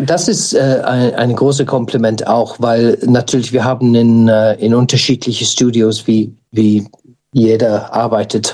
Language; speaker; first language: German; non-native, fluent; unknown